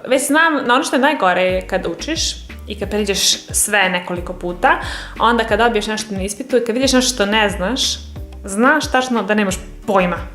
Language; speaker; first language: Serbian; native; Serbian